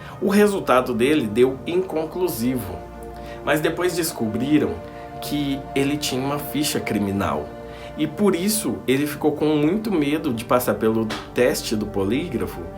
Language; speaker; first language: Portuguese; native; Portuguese